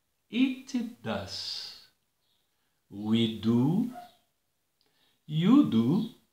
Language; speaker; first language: English; non-native, fluent; Portuguese